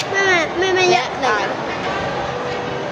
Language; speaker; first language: Cantonese; native; Cantonese